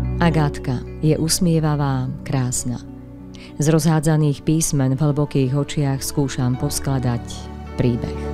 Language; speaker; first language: Slovak; native; Slovak